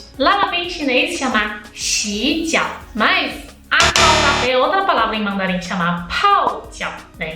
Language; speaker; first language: Portuguese; non-native, fluent; Chinese